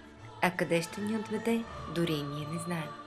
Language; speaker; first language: Bulgarian; native; Bulgarian